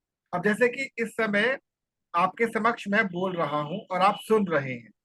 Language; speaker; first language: Hindi; native; Hindi